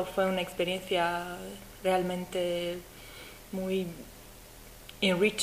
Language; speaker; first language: Spanish; non-native, fluent; English